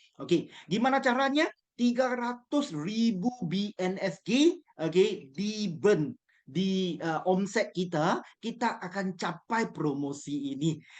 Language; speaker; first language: Malay; non-native, local second language; Chinese